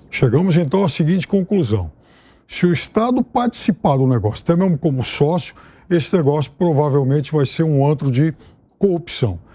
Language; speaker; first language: Portuguese; native; Portuguese